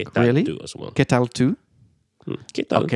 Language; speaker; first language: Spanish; non-native, learner; English